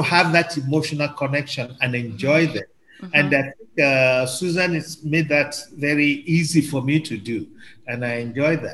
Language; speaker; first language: English; non-native, local second language; Yoruba